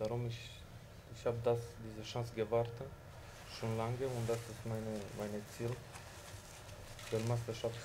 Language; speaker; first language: German; non-native, learner; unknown